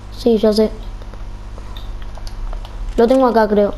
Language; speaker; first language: Spanish; native; Spanish